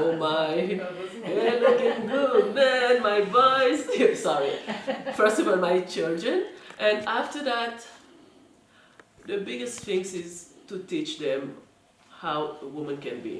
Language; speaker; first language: English; non-native, learner; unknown